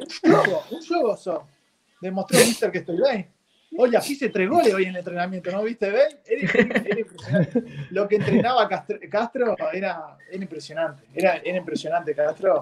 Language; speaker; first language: Portuguese; non-native, fluent; Spanish